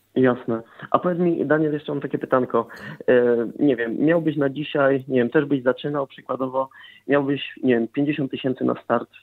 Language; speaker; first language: Polish; native; Polish